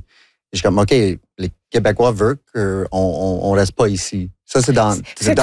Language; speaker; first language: French; non-native, local second language; English